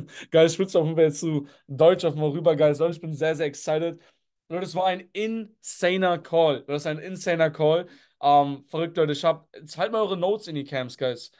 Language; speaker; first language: German; native; German